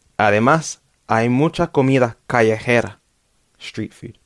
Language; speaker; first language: Spanish; non-native, fluent; English